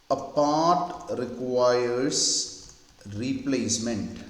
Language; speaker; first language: English; non-native, local second language; Malayalam